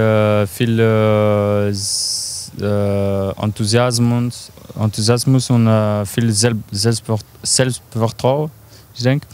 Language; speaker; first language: German; non-native, learner; French